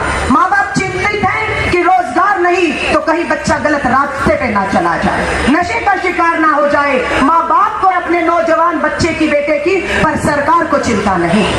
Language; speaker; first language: Hindi; native; Hindi